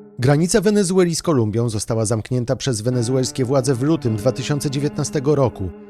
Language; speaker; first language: Polish; native; Polish